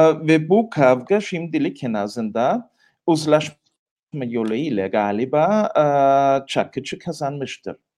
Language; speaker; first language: Turkish; non-native, fluent; German